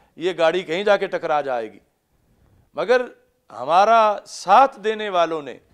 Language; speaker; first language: Urdu; native; Urdu